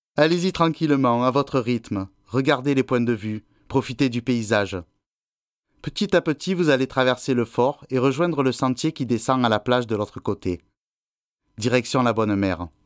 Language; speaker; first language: French; native; French